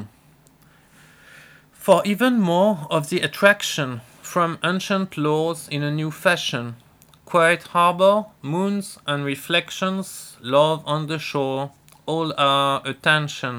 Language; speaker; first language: English; non-native, fluent; French